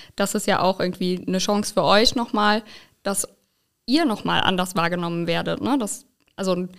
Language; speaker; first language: German; native; German